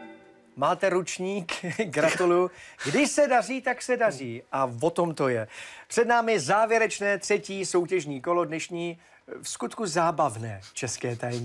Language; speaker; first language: Czech; native; Czech